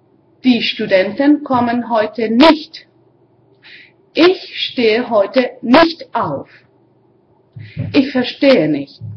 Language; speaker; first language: German; non-native, learner; Spanish